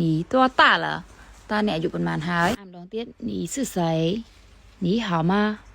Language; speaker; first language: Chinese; non-native, fluent; Khmer